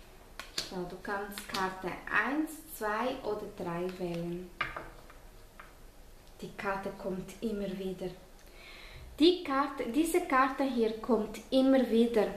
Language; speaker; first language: German; non-native, fluent; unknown